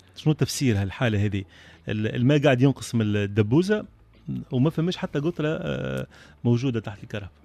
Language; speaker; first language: Arabic; native; Arabic